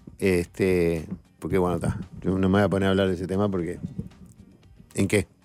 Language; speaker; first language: Spanish; native; Spanish